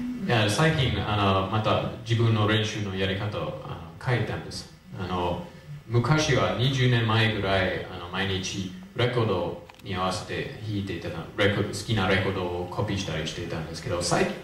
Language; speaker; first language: Japanese; non-native, fluent; English